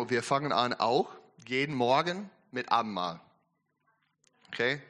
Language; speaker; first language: German; non-native, learner; English